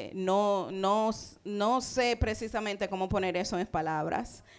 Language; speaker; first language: Spanish; early bilingual, heritage; Spanish